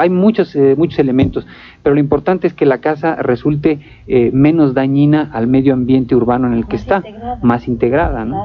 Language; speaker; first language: Spanish; native; Spanish